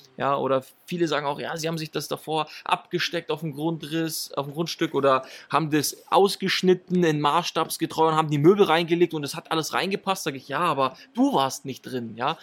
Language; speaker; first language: German; early bilingual, other home language; Italian